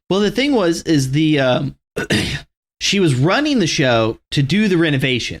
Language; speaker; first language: English; native; English